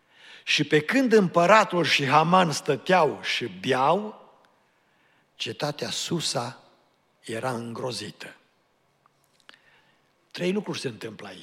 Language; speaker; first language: Romanian; native; Romanian